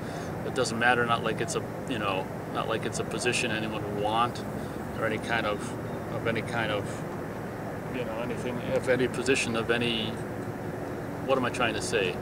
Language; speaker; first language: English; native; English